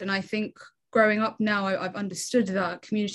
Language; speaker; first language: English; native; English